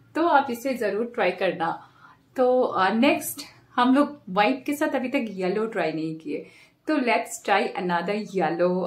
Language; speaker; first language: Hindi; non-native, local second language; Bangla